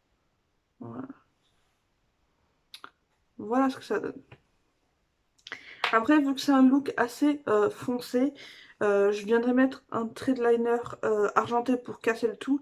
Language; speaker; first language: French; native; French